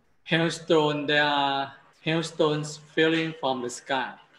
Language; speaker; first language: English; non-native, learner; Thai